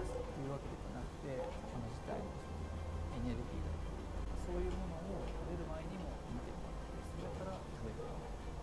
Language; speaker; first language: Japanese; native; Japanese